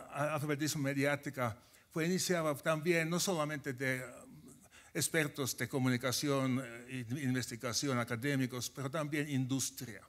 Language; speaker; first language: Spanish; non-native, fluent; Finnish